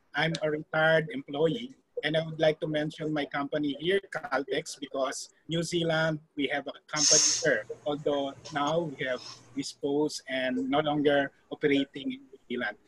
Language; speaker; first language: English; non-native, fluent; Korean